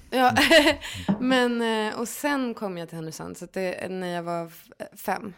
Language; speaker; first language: Swedish; native; Swedish